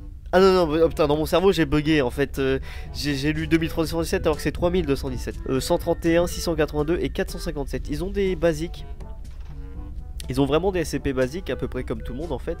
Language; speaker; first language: French; native; French